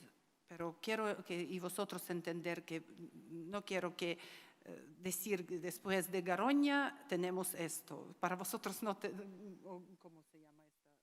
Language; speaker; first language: Spanish; non-native, learner; Ukrainian